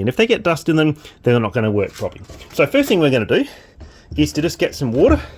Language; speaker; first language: English; native; English